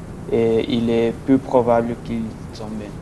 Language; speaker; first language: French; non-native, learner; Spanish